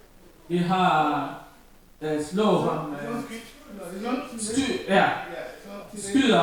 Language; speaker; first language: Danish; non-native, learner; French